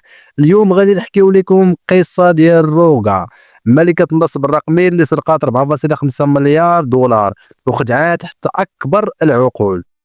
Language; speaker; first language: Arabic; native; Arabic